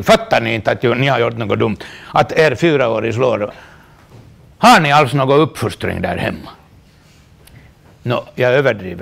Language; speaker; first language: Swedish; non-native, local second language; Finnish